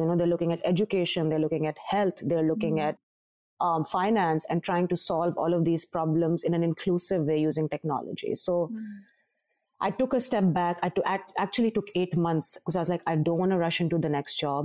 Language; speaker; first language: English; non-native, local second language; Urdu